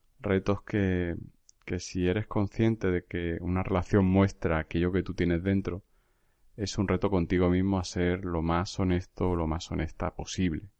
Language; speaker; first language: Spanish; native; Spanish